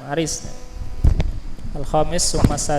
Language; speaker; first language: Arabic; non-native, fluent; Javanese